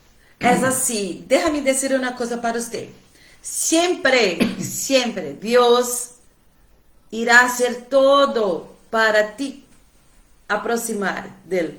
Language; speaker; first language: Portuguese; non-native, learner; Spanish